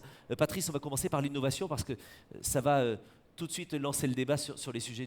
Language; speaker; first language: French; native; French